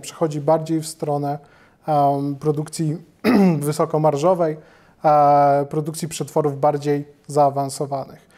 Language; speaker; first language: Polish; native; Polish